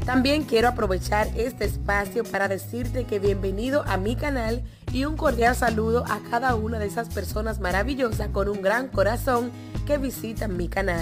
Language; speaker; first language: Spanish; native; Spanish